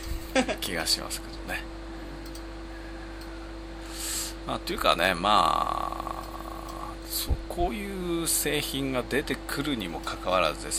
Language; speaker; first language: Japanese; native; Japanese